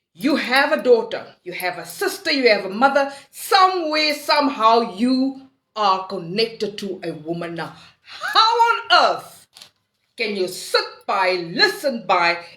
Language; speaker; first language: English; non-native, local second language; Afrikaans